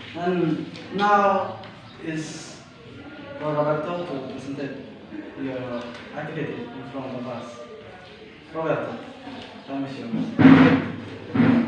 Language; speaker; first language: English; non-native, learner; Indonesian